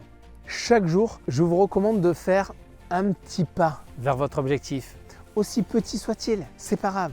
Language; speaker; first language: French; native; French